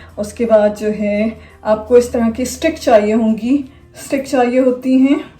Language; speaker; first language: Urdu; native; Urdu